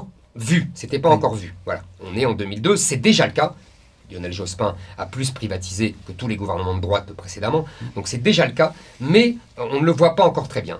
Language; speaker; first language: French; native; French